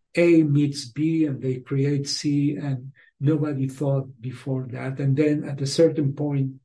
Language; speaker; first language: English; non-native, fluent; Spanish